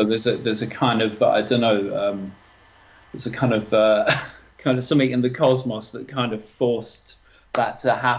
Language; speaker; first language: English; native; English